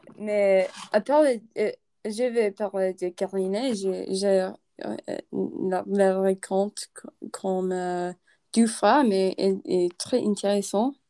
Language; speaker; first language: French; non-native, learner; English